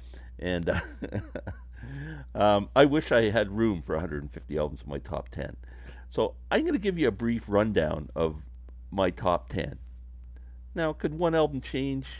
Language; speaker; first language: English; native; English